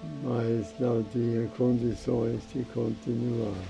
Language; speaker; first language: Portuguese; non-native, fluent; German